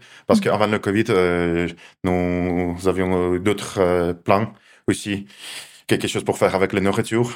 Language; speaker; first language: French; non-native, learner; Russian